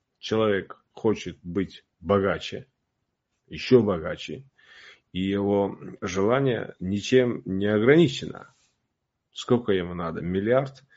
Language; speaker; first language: Russian; non-native, local second language; Uzbek